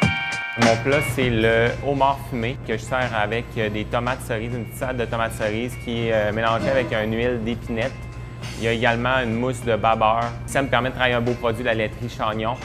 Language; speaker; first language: French; native; French